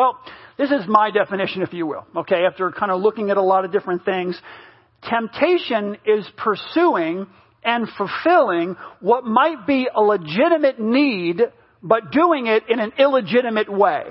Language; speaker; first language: English; native; English